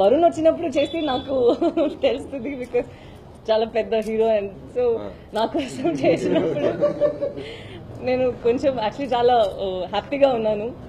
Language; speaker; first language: Telugu; non-native, fluent; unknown